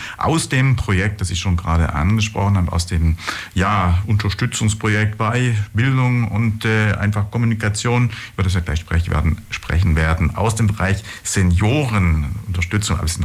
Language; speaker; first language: German; native; German